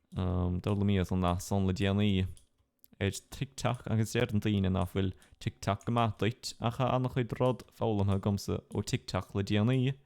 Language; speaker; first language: Irish; non-native, local second language; English